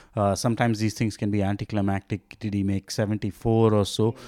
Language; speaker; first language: English; non-native, local second language; Tamil